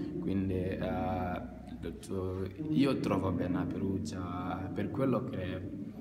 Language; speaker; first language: Italian; non-native, learner; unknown